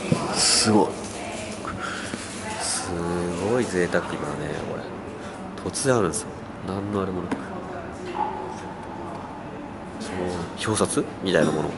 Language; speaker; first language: Japanese; native; Japanese